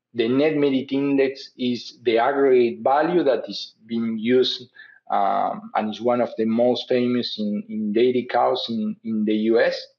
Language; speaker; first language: English; non-native, fluent; Spanish